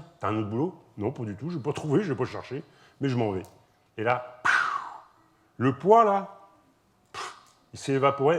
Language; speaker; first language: French; native; French